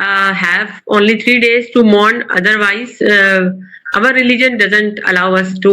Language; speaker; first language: English; non-native, local second language; Urdu